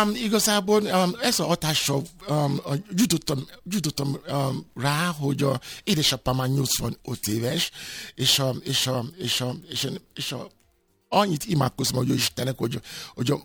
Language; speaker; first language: Hungarian; non-native, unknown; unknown